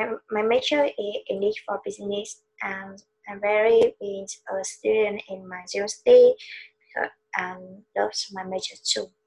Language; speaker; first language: English; non-native, learner; Vietnamese